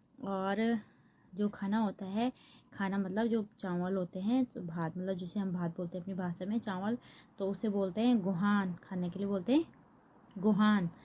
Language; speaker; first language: Hindi; native; Hindi